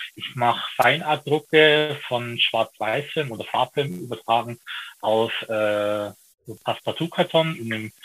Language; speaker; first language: German; native; German